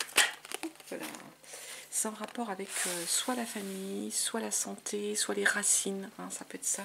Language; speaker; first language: French; native; French